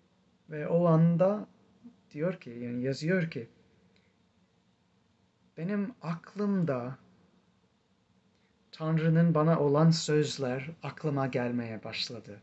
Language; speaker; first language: Turkish; non-native, fluent; English